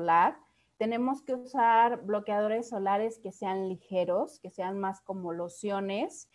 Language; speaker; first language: Spanish; native; Spanish